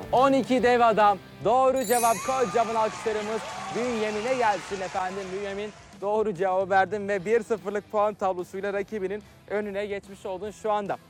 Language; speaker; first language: Turkish; native; Turkish